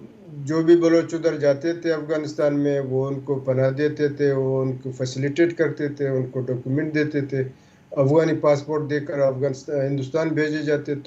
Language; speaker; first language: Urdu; non-native, local second language; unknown